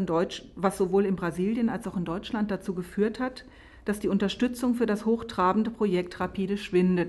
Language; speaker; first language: German; native; German